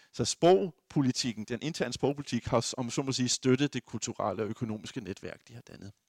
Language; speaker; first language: Danish; native; Danish